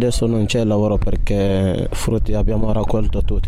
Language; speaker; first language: Italian; non-native, learner; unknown